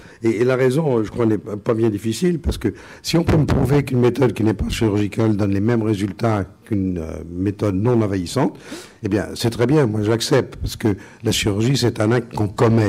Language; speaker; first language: French; native; French